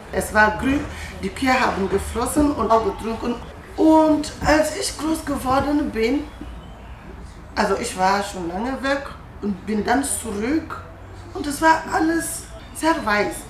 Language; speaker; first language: German; non-native, fluent; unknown